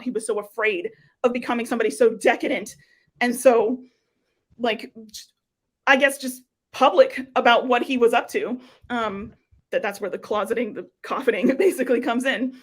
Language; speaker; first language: English; native; English